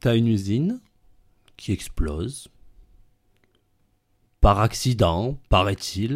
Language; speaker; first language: French; native; French